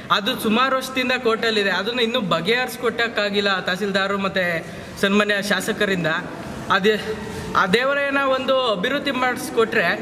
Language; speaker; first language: Kannada; native; Kannada